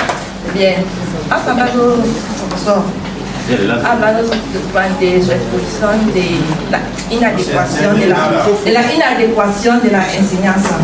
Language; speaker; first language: Spanish; non-native, fluent; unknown